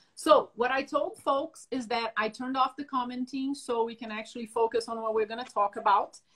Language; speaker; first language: English; non-native, fluent; Portuguese